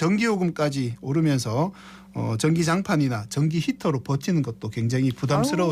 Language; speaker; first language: Korean; native; Korean